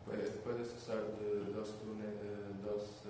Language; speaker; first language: Spanish; non-native, learner; Portuguese